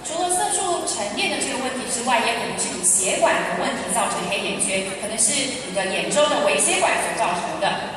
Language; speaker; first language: Chinese; native; Chinese